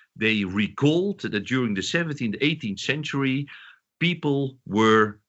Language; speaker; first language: English; non-native, fluent; Dutch